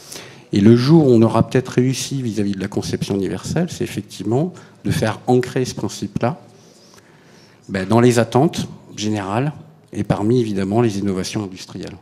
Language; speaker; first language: French; native; French